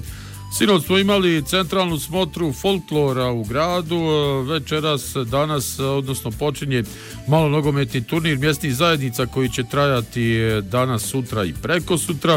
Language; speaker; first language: Bosnian; native; Bosnian